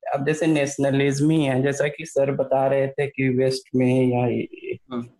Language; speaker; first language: Hindi; native; Hindi